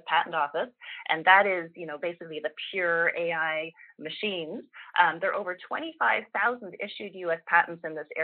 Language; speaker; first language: English; native; English